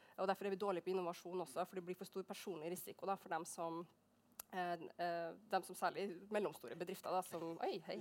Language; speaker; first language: Norwegian; native; Norwegian